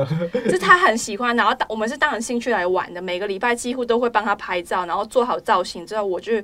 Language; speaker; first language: Chinese; non-native, local second language; Cantonese